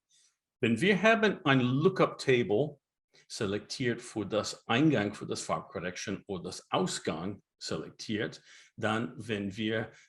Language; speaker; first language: German; non-native, learner; English